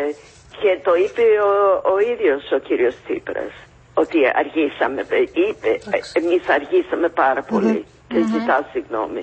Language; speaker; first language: Greek; non-native, fluent; English